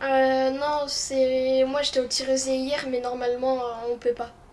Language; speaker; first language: French; native; French